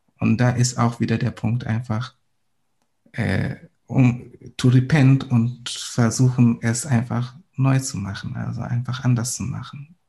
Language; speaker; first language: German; non-native, fluent; Swahili